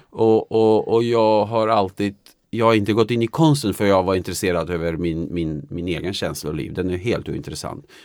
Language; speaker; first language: Swedish; non-native, fluent; Albanian